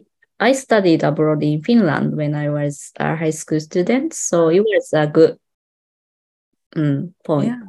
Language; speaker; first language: English; non-native, learner; Japanese